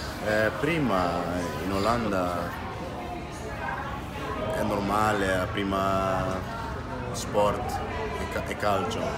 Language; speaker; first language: Italian; non-native, learner; Dutch